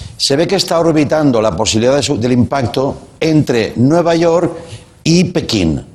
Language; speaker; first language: Spanish; native; Spanish